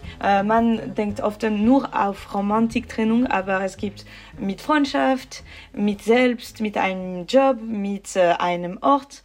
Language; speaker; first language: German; non-native, learner; French